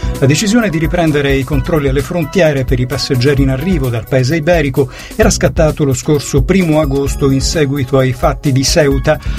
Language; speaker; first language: Italian; native; Italian